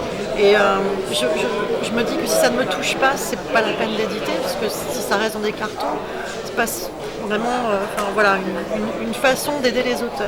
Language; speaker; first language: French; native; French